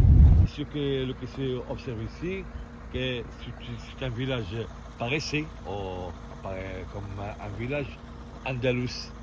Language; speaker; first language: French; non-native, local second language; Arabic